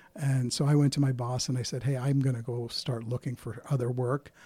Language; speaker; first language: English; early bilingual, other home language; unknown